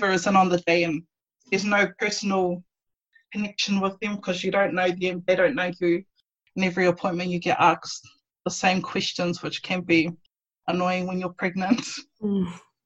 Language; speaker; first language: English; native; English